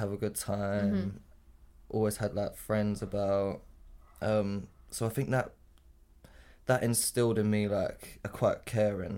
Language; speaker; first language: English; native; English